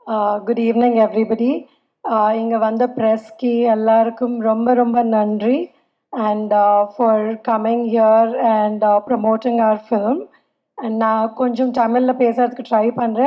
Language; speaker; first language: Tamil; non-native, learner; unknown